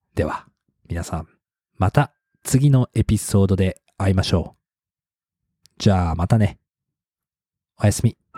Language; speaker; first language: Japanese; non-native, fluent; English